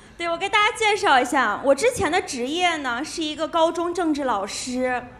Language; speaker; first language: Chinese; native; Chinese